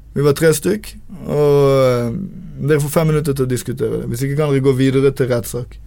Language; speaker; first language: Norwegian; native; Norwegian